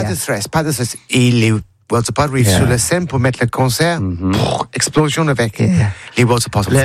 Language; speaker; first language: French; non-native, learner; English